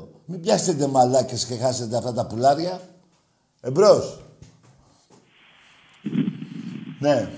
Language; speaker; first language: Greek; native; Greek